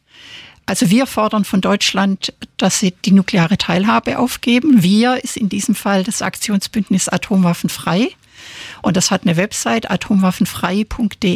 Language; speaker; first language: German; native; German